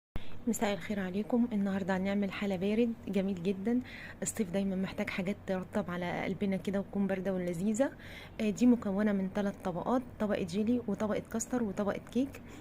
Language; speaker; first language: Arabic; native; Arabic